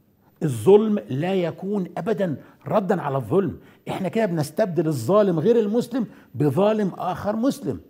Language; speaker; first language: Arabic; native; Arabic